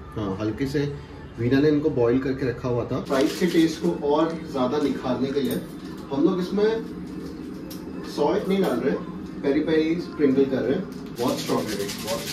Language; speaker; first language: Hindi; native; Hindi